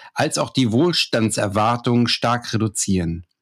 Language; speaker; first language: German; native; German